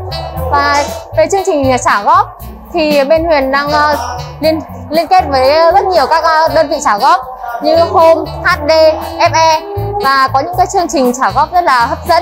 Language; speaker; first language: Vietnamese; native; Vietnamese